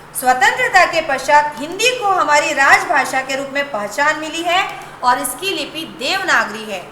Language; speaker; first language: Hindi; native; Hindi